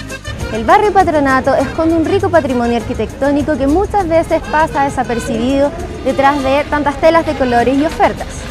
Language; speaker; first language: Spanish; native; Spanish